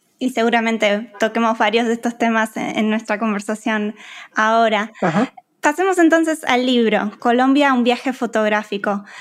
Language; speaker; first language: Spanish; native; Spanish